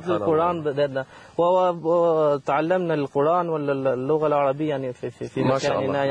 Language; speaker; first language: Arabic; non-native, fluent; Albanian